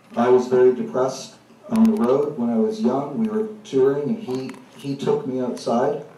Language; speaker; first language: English; native; English